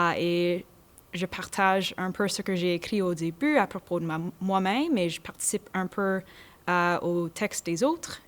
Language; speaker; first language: French; non-native, local second language; English